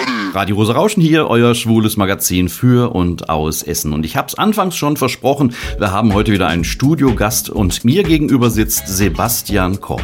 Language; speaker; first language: German; native; German